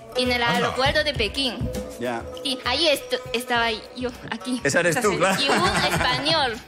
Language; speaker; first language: Spanish; non-native, fluent; Chinese